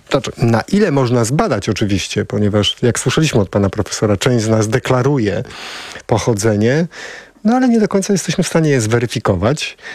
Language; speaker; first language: Polish; native; Polish